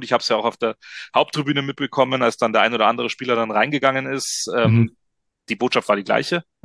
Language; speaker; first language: German; native; German